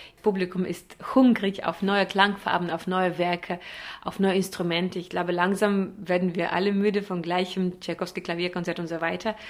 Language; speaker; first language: German; non-native, fluent; Russian